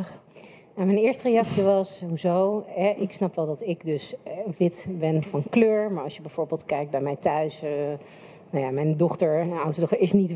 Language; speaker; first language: Dutch; native; Dutch